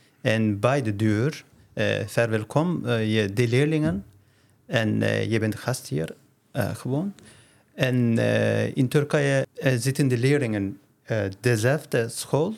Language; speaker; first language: Dutch; non-native, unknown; Turkish